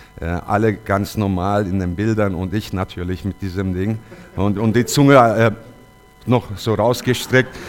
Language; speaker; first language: German; early bilingual, other home language; Turkish